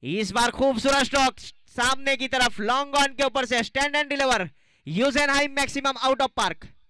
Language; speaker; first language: Hindi; non-native, local second language; Gujarati